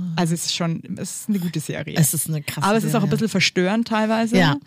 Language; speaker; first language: German; early bilingual, other home language; Kinyarwanda